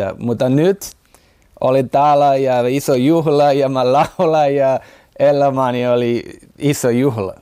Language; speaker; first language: Finnish; non-native, learner; Portuguese